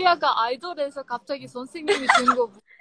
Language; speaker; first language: Korean; non-native, fluent; Russian